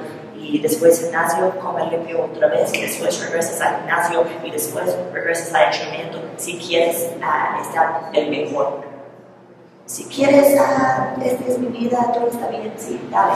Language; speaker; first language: Spanish; non-native, learner; English